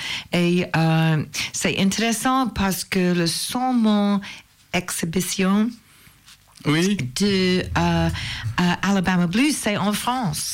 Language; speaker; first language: French; non-native, learner; English